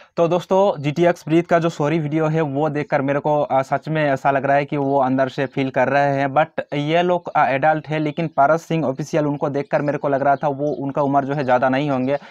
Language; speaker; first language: Hindi; native; Hindi